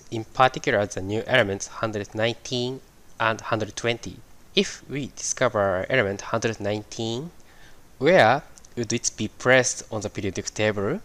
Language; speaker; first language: English; non-native, fluent; Japanese